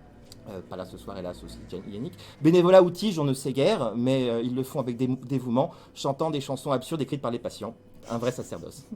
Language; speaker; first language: French; native; French